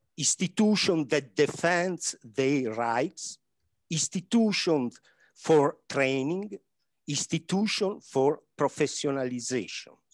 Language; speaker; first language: English; non-native, learner; Italian